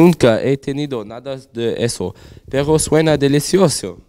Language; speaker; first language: Spanish; non-native, learner; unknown